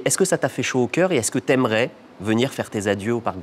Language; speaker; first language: French; native; French